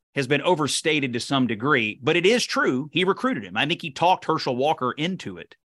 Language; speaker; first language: English; native; English